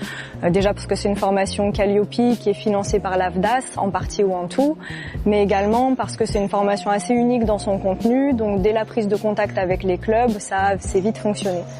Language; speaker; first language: French; native; French